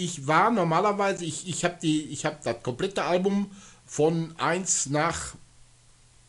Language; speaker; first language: German; native; German